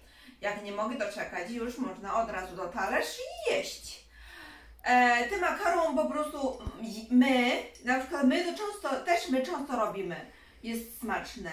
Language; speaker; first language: Polish; non-native, learner; Chinese